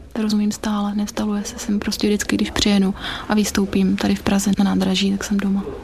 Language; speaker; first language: Czech; native; Czech